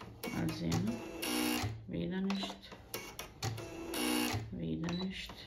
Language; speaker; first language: German; non-native, fluent; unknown